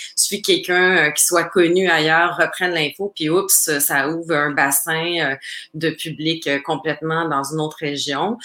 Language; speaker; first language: French; native; French